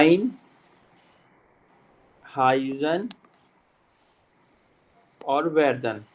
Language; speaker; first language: German; non-native, fluent; Hindi